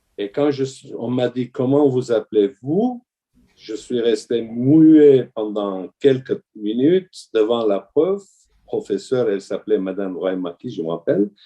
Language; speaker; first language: French; non-native, fluent; Armenian